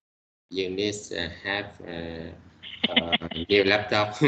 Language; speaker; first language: English; non-native, learner; Vietnamese